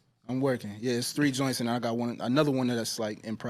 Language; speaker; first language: English; native; English